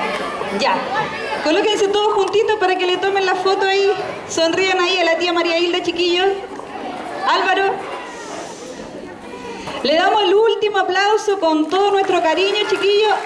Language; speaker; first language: Spanish; native; Spanish